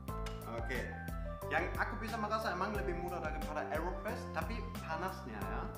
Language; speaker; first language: Indonesian; non-native, fluent; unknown